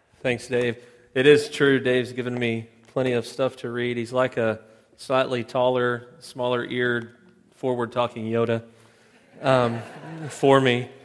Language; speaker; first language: English; native; English